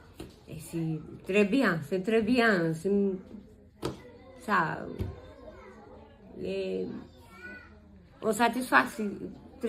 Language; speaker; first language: French; non-native, learner; Romanian